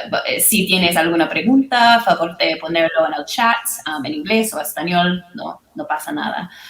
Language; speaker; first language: Spanish; non-native, learner; English